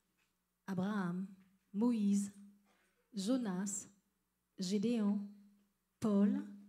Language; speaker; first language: French; native; French